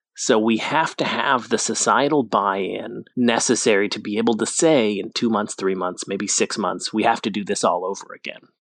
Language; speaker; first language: English; native; English